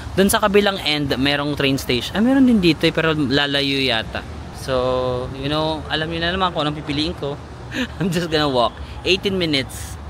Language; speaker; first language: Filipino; non-native, local second language; Cebuano